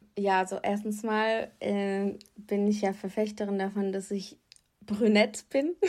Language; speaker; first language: German; native; German